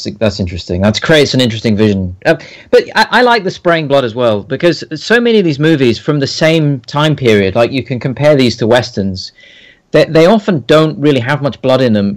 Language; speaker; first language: English; native; English